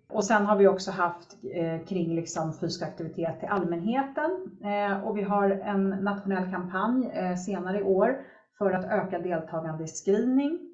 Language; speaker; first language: Swedish; native; Swedish